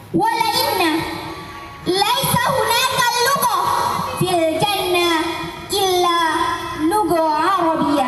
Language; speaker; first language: Arabic; non-native, learner; Indonesian